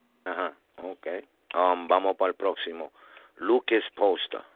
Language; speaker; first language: Spanish; early bilingual, heritage; Spanish